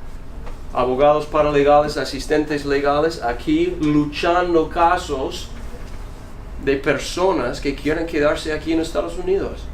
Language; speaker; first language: Spanish; non-native, fluent; English